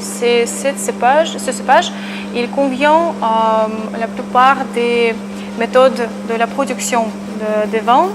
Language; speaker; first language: French; non-native, fluent; Russian